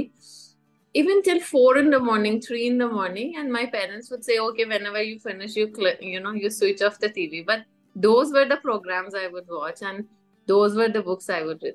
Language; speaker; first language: English; non-native, fluent; Persian